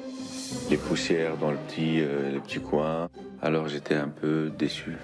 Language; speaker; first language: French; non-native, fluent; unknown